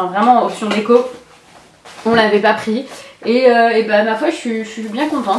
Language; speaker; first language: French; native; French